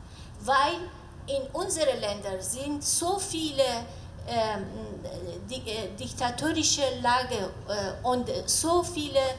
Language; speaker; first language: German; non-native, learner; Persian